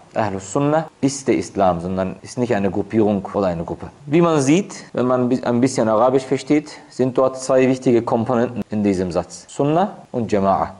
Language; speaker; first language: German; early bilingual, other home language; Turkish